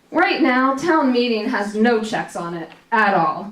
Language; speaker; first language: English; native; English